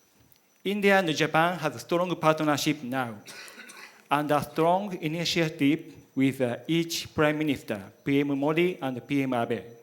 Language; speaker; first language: English; non-native, learner; Japanese